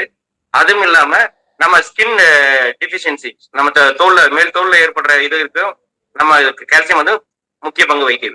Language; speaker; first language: Tamil; native; Tamil